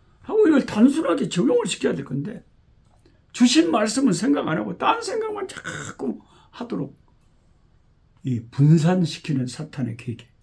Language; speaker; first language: Korean; native; Korean